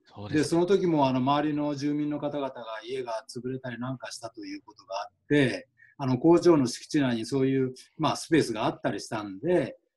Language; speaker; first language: Japanese; native; Japanese